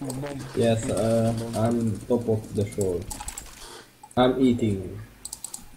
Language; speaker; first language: English; non-native, learner; Hungarian